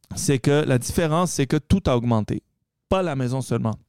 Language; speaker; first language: French; early bilingual, other home language; Arabic